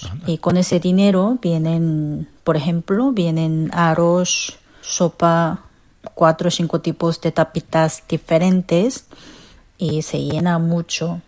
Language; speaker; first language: Spanish; non-native, fluent; Korean